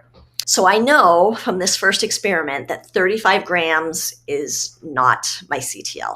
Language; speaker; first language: English; native; English